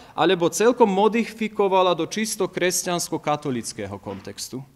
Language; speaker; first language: Slovak; native; Slovak